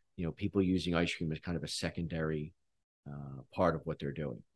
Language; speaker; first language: English; native; English